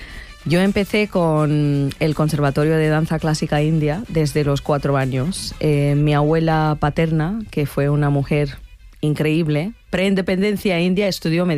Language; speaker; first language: Spanish; non-native, fluent; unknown